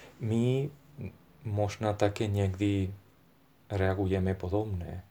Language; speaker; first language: Czech; non-native, fluent; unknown